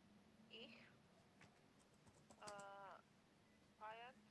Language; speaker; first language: German; non-native, learner; Macedonian